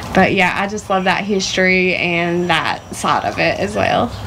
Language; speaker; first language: English; native; English